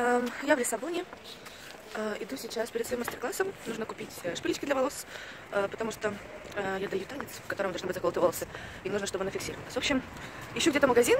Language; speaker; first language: Russian; native; Russian